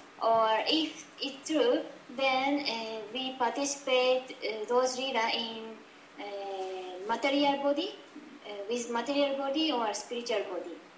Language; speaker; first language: English; non-native, learner; Japanese